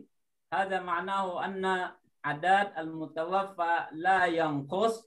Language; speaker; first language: Arabic; non-native, fluent; Indonesian